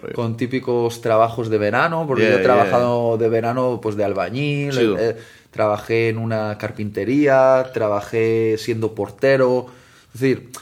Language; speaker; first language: Spanish; native; Spanish